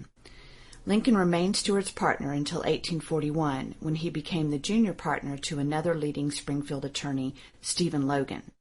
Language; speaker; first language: English; native; English